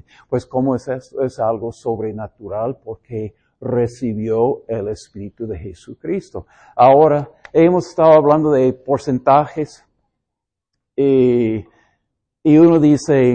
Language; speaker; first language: Spanish; non-native, fluent; English